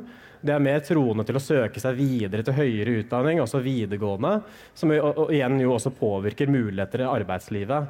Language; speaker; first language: Norwegian; native; Norwegian